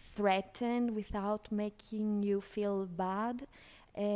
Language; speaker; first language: English; non-native, fluent; Greek